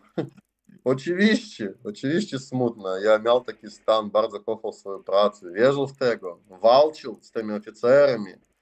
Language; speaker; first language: Polish; non-native, learner; Russian